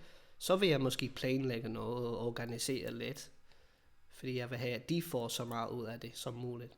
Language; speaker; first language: Danish; non-native, fluent; English